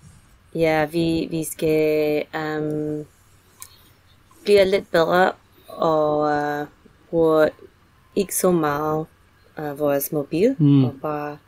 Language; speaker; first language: Danish; non-native, fluent; English